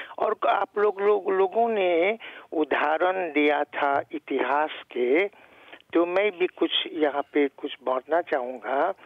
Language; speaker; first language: Hindi; non-native, local second language; Morisyen